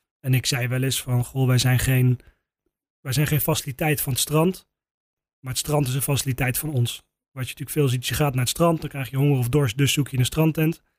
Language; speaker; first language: Dutch; native; Dutch